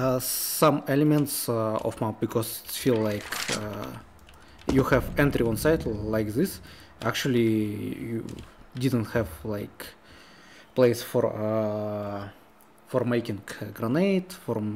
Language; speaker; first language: English; non-native, learner; Russian